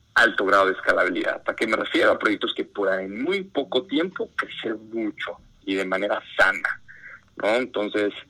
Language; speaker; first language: Spanish; native; Spanish